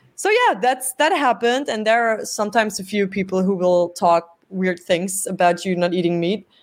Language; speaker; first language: English; non-native, fluent; German